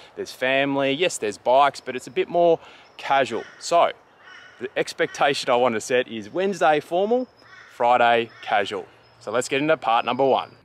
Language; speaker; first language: English; native; English